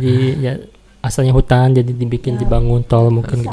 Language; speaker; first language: Indonesian; native; Indonesian